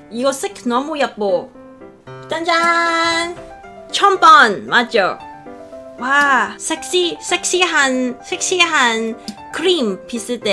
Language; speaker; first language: Korean; non-native, learner; Cantonese